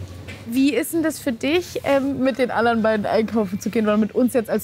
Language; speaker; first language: German; native; German